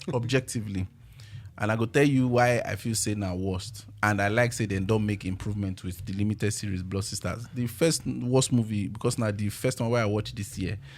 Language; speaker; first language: Nigerian Pidgin; native; Nigerian Pidgin